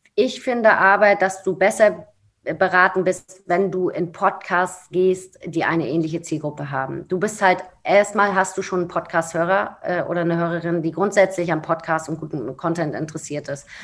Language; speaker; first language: German; native; German